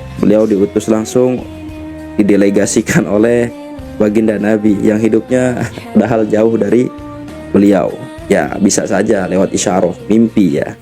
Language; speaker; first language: Indonesian; native; Indonesian